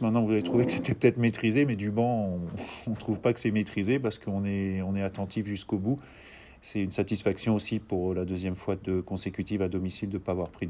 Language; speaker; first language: French; native; French